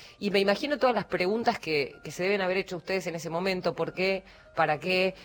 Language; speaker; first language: Spanish; native; Spanish